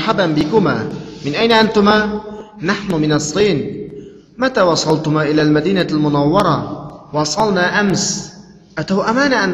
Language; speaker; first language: Arabic; non-native, fluent; Uyghur